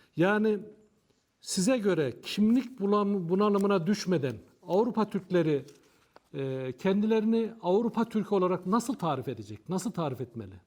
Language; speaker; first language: Turkish; native; Turkish